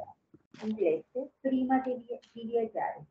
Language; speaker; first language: Italian; non-native, learner; Spanish